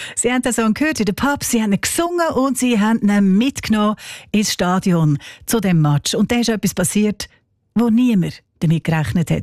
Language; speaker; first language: German; native; German